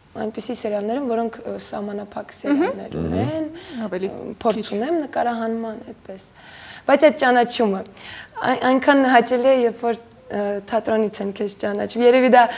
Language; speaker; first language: Armenian; native; Armenian